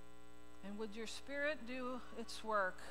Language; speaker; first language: English; native; English